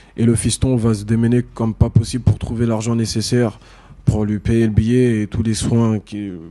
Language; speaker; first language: French; native; French